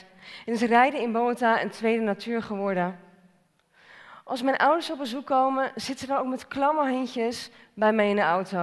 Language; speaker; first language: Dutch; native; Dutch